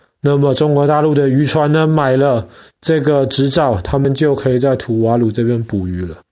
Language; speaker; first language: Chinese; native; Chinese